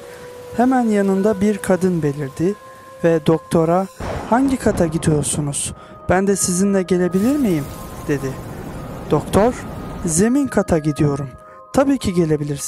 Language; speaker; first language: Turkish; native; Turkish